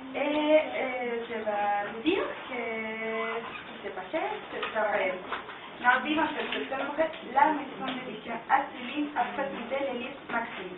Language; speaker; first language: French; non-native, learner; Spanish